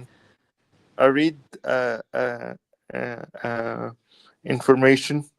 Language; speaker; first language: English; non-native, learner; Arabic